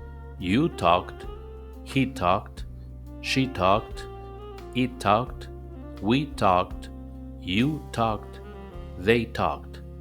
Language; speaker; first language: English; non-native, fluent; Spanish